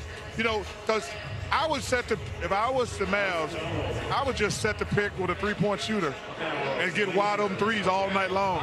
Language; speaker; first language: English; native; English